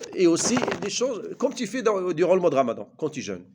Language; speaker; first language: French; non-native, local second language; Arabic